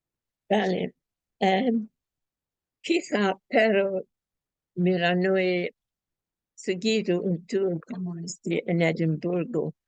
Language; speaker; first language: Spanish; non-native, fluent; English